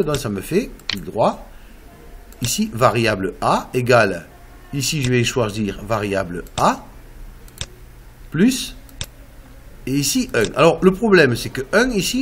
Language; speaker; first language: French; native; French